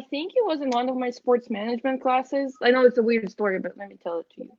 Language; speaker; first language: English; non-native, fluent; Ukrainian